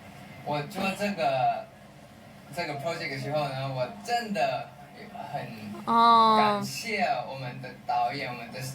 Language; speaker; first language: Chinese; non-native, learner; Thai